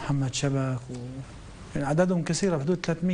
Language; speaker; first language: Arabic; native; Arabic